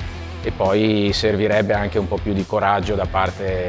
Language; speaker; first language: Italian; native; Italian